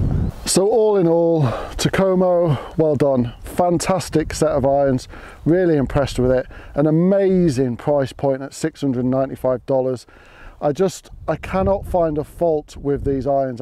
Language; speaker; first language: English; native; English